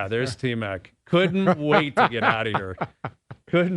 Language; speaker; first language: English; native; English